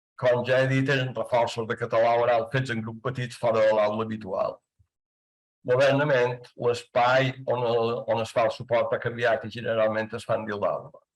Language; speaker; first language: Catalan; native; Catalan